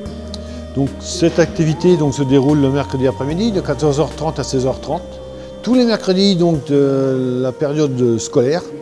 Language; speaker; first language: French; native; French